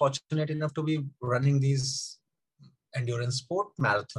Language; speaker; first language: English; non-native, local second language; Hindi